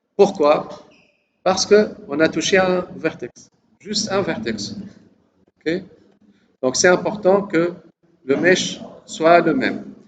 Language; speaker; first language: French; non-native, local second language; Arabic